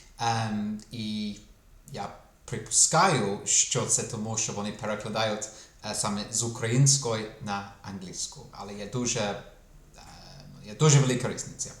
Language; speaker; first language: Ukrainian; non-native, fluent; English